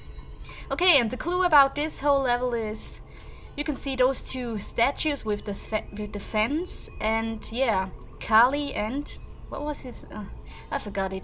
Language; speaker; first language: English; non-native, fluent; German